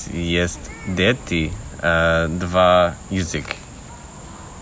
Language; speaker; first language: Russian; non-native, learner; English